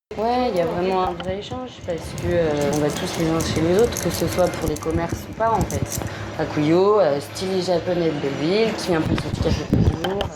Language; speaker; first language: French; native; French